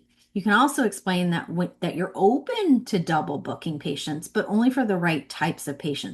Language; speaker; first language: English; native; English